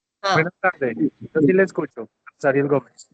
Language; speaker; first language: Spanish; native; Spanish